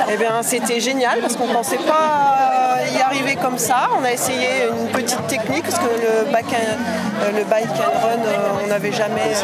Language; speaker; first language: French; native; French